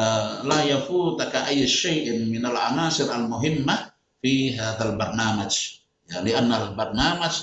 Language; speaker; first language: Arabic; non-native, fluent; Indonesian